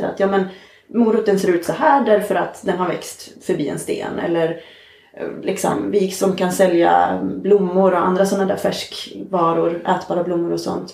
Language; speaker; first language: Swedish; native; Swedish